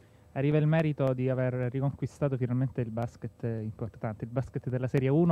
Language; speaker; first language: Italian; native; Italian